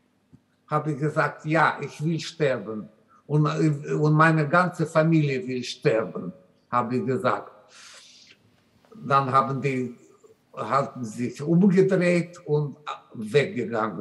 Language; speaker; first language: German; non-native, learner; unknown